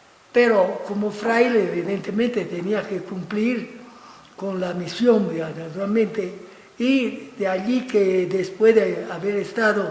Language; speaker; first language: Spanish; non-native, fluent; Italian